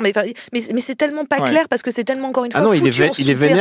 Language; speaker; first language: French; native; French